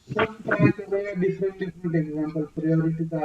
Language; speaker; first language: Hindi; non-native, local second language; Marathi